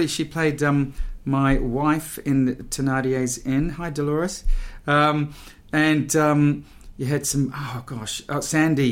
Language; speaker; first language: English; native; English